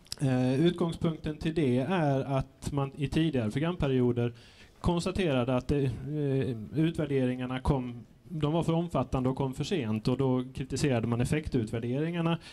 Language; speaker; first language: Swedish; native; Swedish